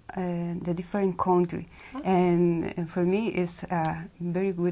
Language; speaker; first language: English; non-native, learner; Spanish